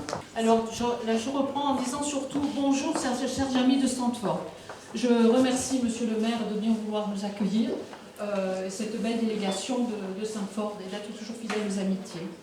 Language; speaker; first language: French; native; French